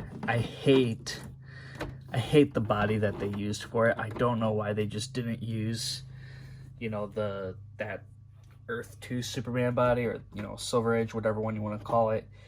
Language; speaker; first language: English; native; English